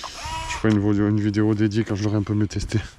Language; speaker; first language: French; native; French